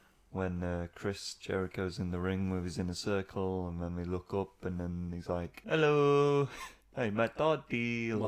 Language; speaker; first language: English; native; English